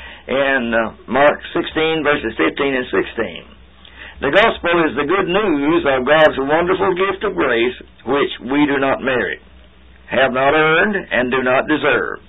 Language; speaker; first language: English; native; English